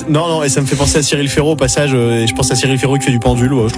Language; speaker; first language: French; native; French